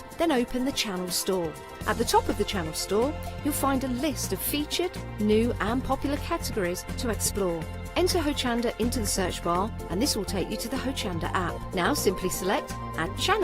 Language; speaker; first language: English; native; English